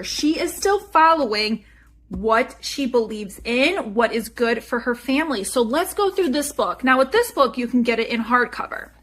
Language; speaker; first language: English; native; English